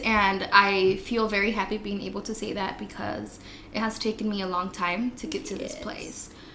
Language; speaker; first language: English; early bilingual, other home language; Spanish